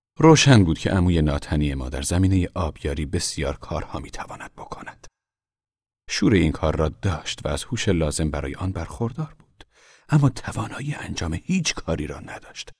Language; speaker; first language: Persian; native; Persian